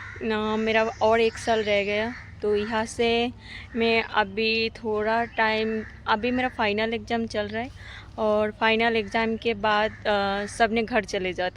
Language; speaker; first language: Hindi; non-native, learner; Bangla